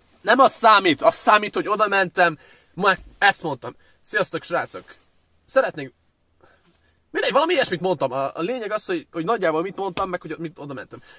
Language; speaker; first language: Hungarian; early bilingual, other home language; Chinese